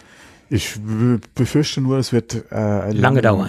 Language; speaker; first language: German; native; German